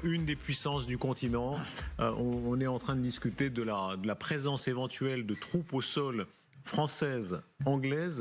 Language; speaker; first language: French; native; French